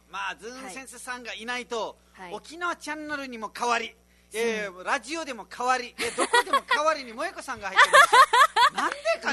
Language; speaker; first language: Japanese; non-native, fluent; Nepali